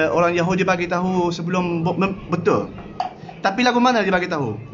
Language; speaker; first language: Malay; non-native, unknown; Arabic